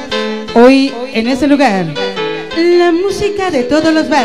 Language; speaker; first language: Spanish; native; Spanish